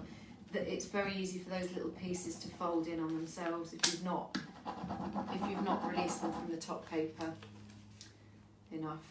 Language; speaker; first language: English; native; English